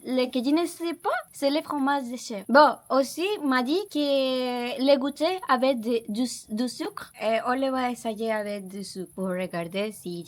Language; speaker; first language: French; non-native, learner; Spanish